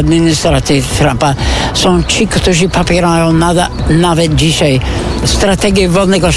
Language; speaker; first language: Polish; non-native, fluent; English